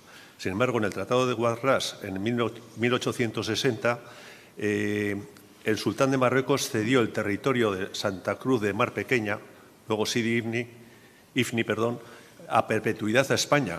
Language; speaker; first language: Spanish; native; Spanish